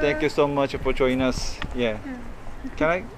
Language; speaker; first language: English; non-native, fluent; Korean